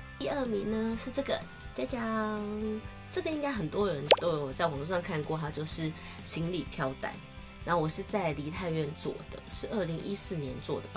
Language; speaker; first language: Chinese; native; Chinese